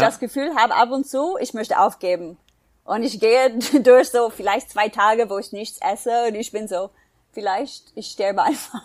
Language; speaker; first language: German; non-native, fluent; English